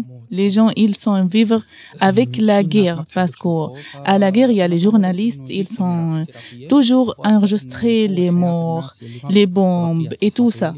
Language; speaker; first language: French; non-native, learner; Arabic